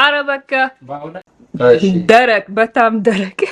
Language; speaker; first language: Amharic; non-native, learner; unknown